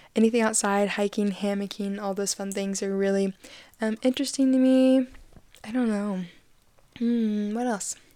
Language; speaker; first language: English; native; English